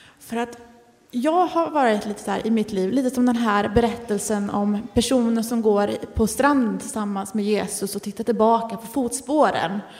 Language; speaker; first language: Swedish; native; Swedish